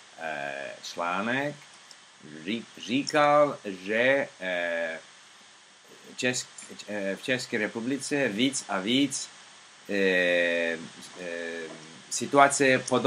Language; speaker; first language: Czech; non-native, learner; English